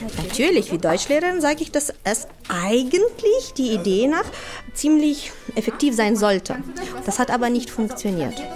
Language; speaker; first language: German; non-native, fluent; Ukrainian